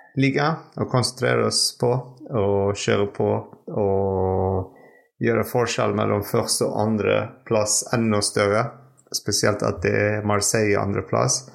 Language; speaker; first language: Norwegian; non-native, fluent; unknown